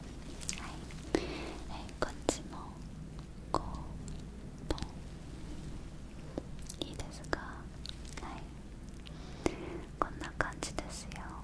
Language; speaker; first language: Japanese; non-native, learner; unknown